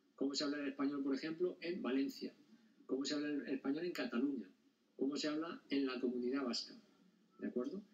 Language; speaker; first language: Spanish; native; Spanish